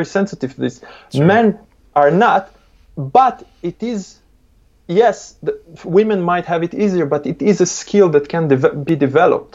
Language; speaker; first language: English; non-native, fluent; Hebrew